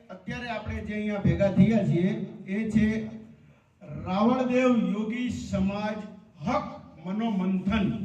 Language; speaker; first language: Gujarati; native; Gujarati